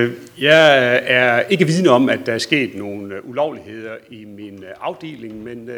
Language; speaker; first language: Danish; native; Danish